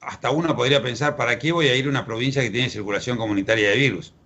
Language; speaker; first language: Spanish; native; Spanish